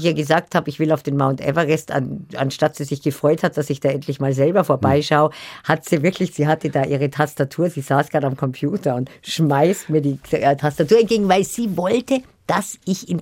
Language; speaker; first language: German; native; German